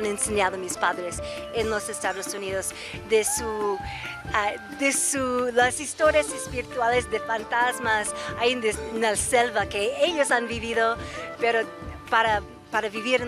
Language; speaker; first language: Spanish; native; Spanish